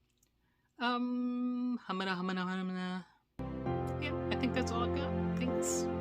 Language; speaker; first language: English; native; English